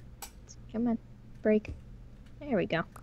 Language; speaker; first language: English; native; English